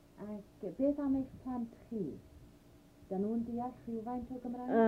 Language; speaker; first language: Welsh; native; Welsh